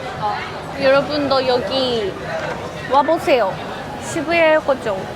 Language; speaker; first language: Korean; non-native, fluent; Japanese